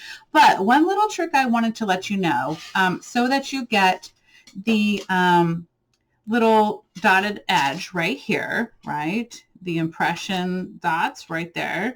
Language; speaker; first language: English; native; English